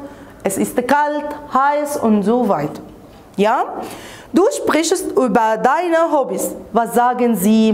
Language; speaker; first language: German; non-native, fluent; Arabic